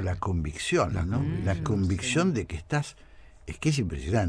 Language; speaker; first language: Spanish; native; Spanish